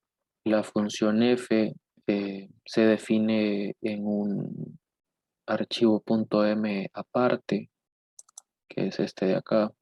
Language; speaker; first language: Spanish; native; Spanish